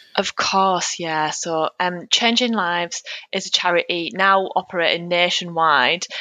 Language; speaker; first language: English; native; English